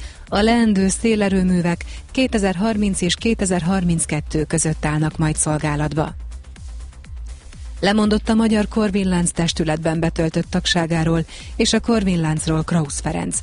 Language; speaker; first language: Hungarian; native; Hungarian